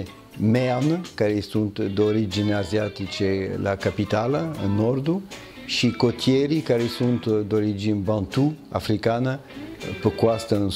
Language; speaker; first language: Romanian; early bilingual, heritage; French